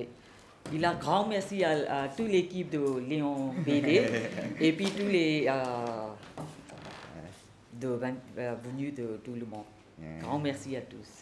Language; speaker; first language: French; non-native, learner; Burmese